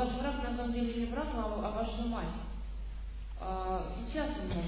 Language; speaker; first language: Russian; native; Russian